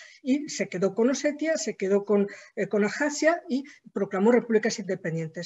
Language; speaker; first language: Spanish; native; Spanish